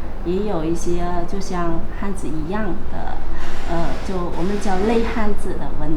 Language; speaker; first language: Chinese; non-native, fluent; Vietnamese